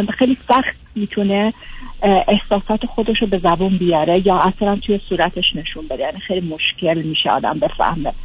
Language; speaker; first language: Persian; native; Persian